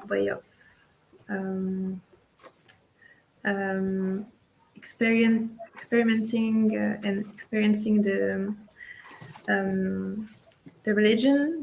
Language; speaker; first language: English; non-native, fluent; French